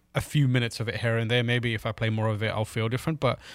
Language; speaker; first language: English; native; English